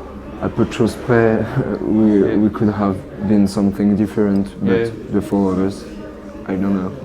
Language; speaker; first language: English; non-native, learner; French